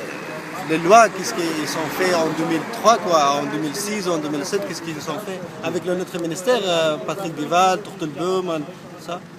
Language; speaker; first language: French; non-native, learner; Persian